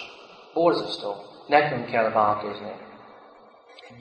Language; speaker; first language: Hungarian; non-native, fluent; English